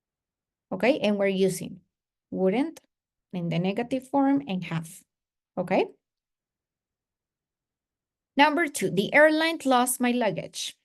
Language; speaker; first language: English; non-native, fluent; Spanish